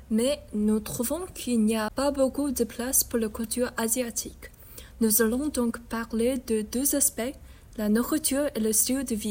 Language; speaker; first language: French; non-native, fluent; Chinese